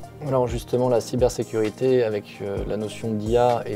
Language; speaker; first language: French; native; French